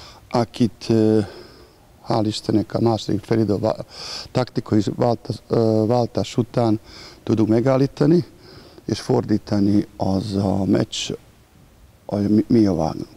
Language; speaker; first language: Hungarian; non-native, learner; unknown